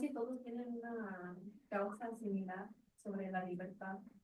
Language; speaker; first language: Spanish; non-native, learner; English